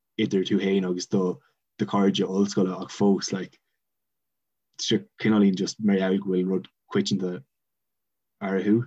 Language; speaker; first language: Irish; non-native, local second language; English